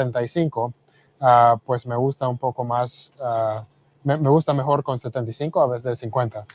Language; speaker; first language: Spanish; early bilingual, heritage; Spanish